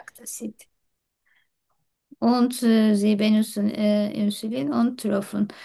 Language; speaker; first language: German; non-native, fluent; Turkish